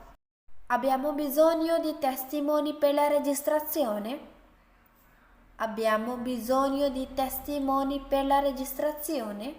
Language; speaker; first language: Italian; non-native, fluent; Urdu